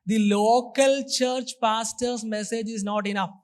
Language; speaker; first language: English; non-native, local second language; Malayalam